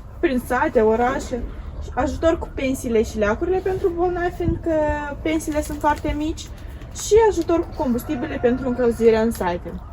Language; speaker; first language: Romanian; native; Romanian